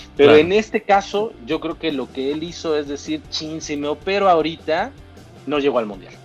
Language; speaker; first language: Spanish; native; Spanish